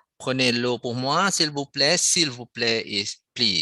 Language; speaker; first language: French; non-native, fluent; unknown